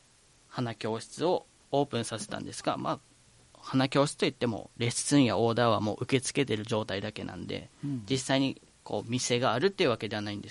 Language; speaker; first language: Japanese; native; Japanese